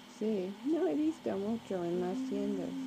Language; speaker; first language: Spanish; non-native, learner; English